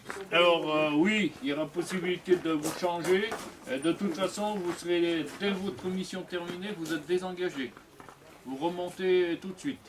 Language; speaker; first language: French; native; French